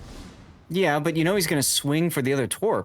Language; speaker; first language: English; native; English